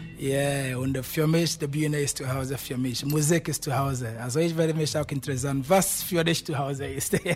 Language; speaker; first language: German; non-native, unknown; Akan